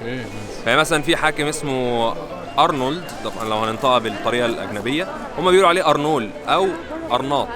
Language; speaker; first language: Arabic; native; Arabic